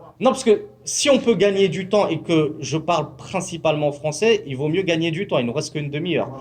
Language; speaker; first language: French; native; French